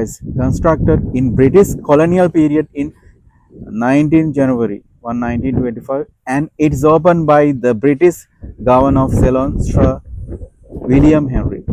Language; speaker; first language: English; non-native, local second language; Sinhala